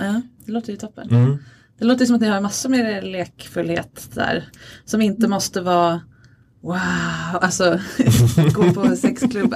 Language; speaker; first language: Swedish; native; Swedish